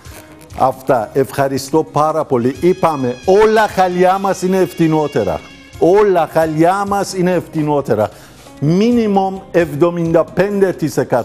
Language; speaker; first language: Greek; non-native, learner; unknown